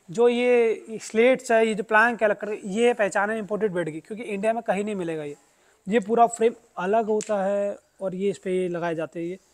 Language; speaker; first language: Hindi; native; Hindi